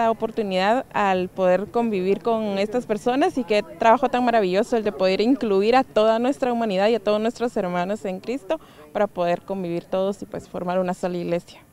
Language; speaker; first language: Spanish; native; Spanish